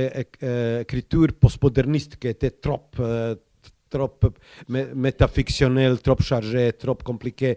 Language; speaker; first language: French; non-native, learner; Croatian